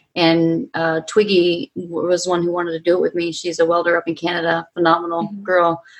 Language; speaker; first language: English; native; English